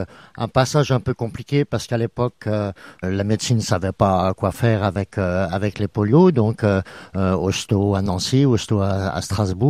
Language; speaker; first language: French; native; French